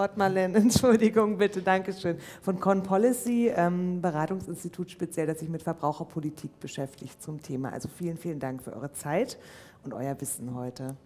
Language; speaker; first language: German; native; German